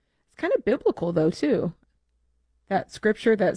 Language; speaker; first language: English; native; English